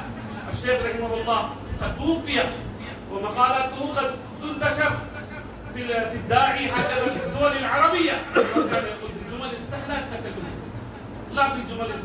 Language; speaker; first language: Arabic; non-native, fluent; Urdu